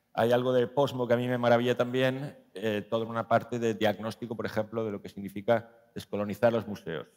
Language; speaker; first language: Spanish; native; Spanish